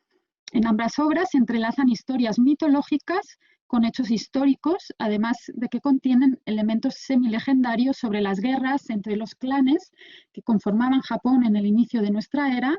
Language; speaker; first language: Spanish; native; Spanish